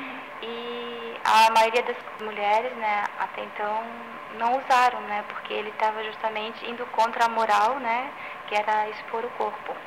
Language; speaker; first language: Portuguese; native; Portuguese